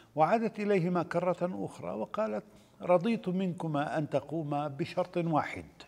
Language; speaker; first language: Arabic; native; Arabic